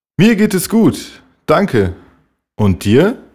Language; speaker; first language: German; native; German